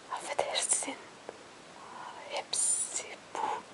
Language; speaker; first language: Turkish; non-native, learner; Hungarian